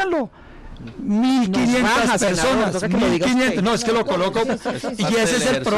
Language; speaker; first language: Spanish; native; Spanish